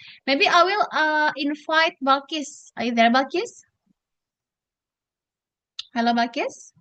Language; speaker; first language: English; non-native, fluent; Indonesian